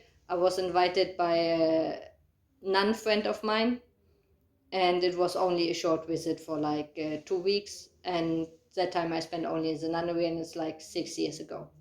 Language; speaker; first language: English; non-native, fluent; German